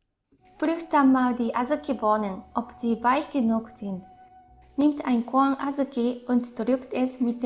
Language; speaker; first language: German; non-native, fluent; Japanese